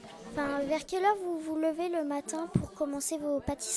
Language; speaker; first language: French; native; French